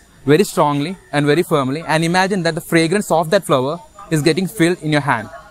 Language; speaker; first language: English; non-native, local second language; Malayalam